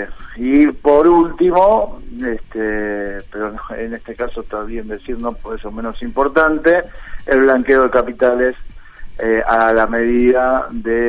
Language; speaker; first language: Spanish; native; Spanish